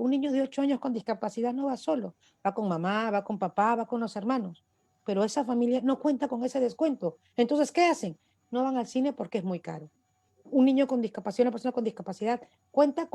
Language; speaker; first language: Spanish; native; Spanish